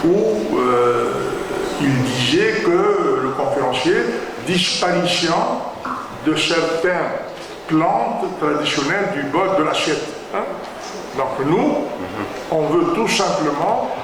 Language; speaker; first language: French; non-native, local second language; Arabic